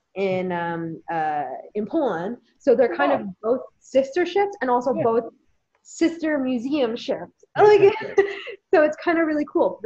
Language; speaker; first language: English; native; English